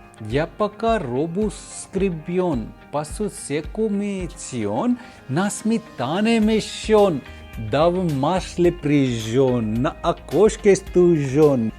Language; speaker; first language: Russian; non-native, fluent; Hindi